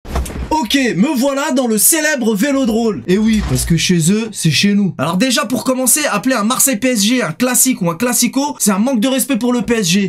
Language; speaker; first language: French; native; French